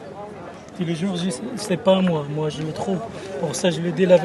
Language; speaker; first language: French; non-native, learner; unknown